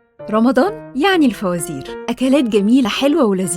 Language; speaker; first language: Arabic; native; Arabic